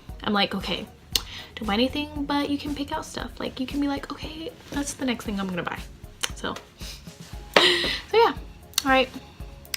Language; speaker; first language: English; native; English